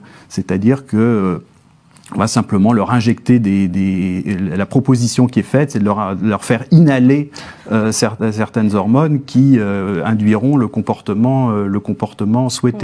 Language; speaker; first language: French; native; French